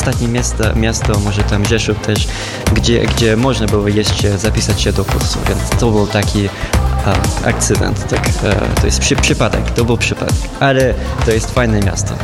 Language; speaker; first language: Polish; non-native, learner; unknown